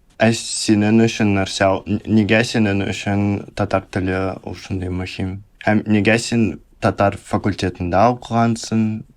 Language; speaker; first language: Tatar; early bilingual, heritage; Russian